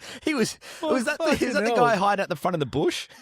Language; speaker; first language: English; native; English